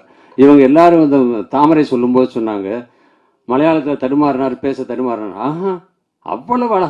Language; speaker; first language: Tamil; non-native, learner; Malayalam